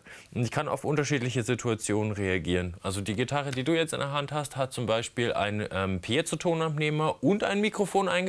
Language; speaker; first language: German; native; German